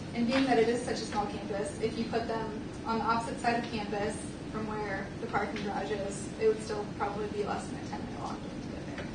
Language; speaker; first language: English; native; English